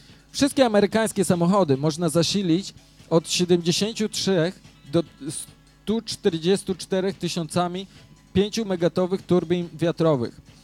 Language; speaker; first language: Polish; native; Polish